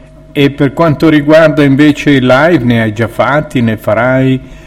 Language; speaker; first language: Italian; native; Italian